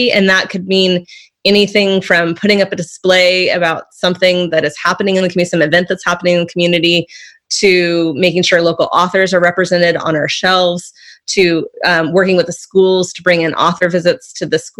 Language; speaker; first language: English; native; English